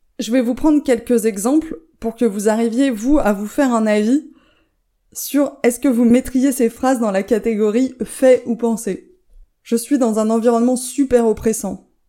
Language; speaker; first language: French; native; French